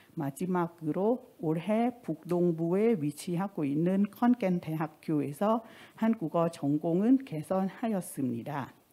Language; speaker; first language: Korean; non-native, fluent; Thai